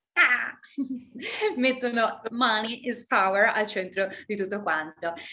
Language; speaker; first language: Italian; native; Italian